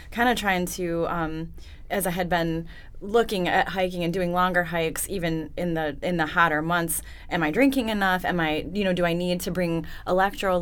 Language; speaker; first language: English; native; English